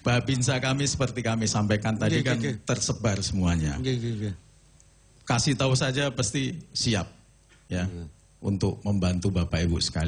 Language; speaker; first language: Indonesian; non-native, local second language; Javanese